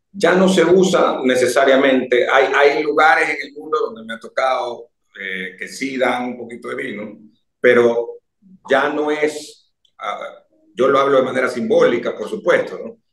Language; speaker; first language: Spanish; native; Spanish